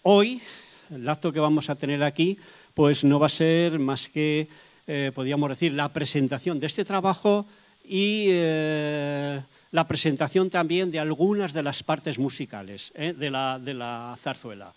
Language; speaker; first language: Spanish; native; Spanish